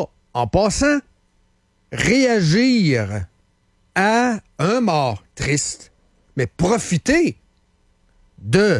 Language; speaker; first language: French; native; French